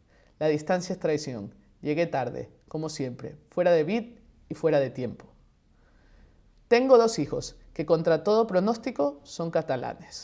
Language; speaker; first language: Spanish; native; Spanish